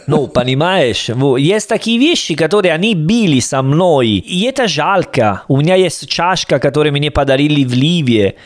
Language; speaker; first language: Russian; non-native, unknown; Italian